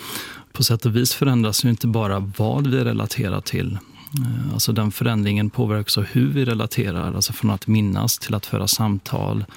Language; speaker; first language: Swedish; native; Swedish